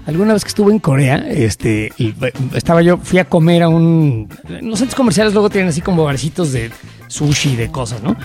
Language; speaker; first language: Spanish; native; Spanish